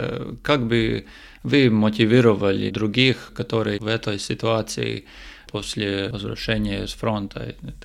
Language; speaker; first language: Russian; non-native, local second language; Latvian